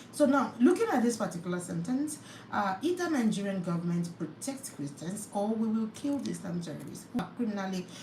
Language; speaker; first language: English; non-native, local second language; Yoruba